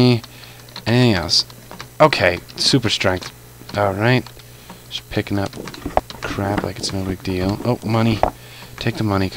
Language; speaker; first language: English; native; English